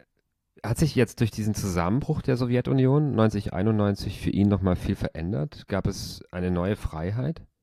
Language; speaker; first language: German; native; German